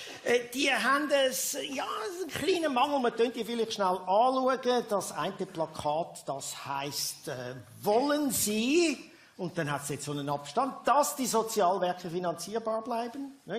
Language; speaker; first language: German; native; German